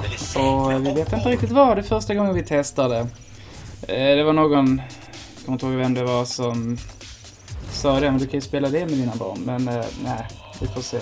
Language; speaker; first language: Swedish; native; Swedish